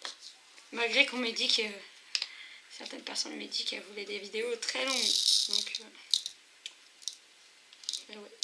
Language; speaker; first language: French; native; French